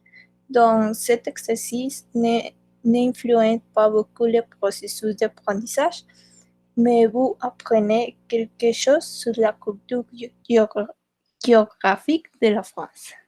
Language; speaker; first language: French; non-native, learner; Spanish